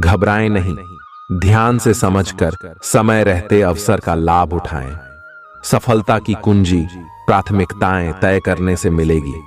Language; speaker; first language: Hindi; native; Hindi